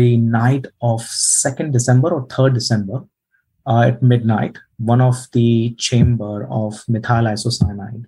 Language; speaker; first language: English; non-native, local second language; Hindi